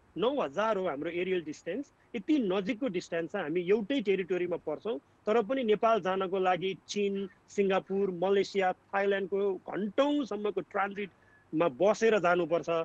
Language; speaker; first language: Nepali; native; Nepali